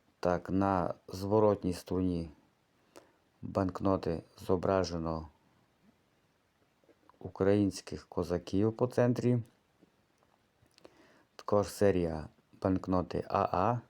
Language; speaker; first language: Ukrainian; native; Ukrainian